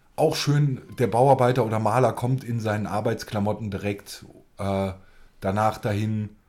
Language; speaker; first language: German; native; German